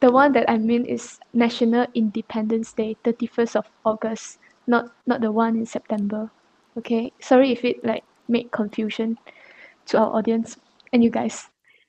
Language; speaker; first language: English; non-native, local second language; Chinese